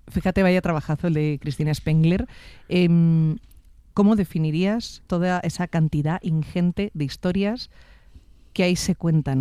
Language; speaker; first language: Spanish; native; Spanish